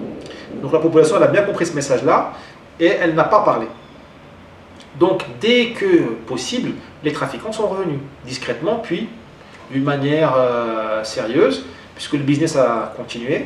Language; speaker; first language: French; non-native, local second language; Arabic